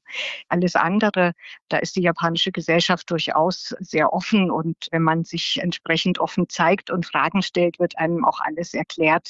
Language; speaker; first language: German; native; German